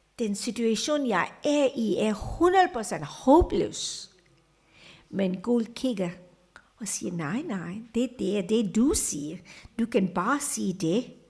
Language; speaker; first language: Danish; non-native, fluent; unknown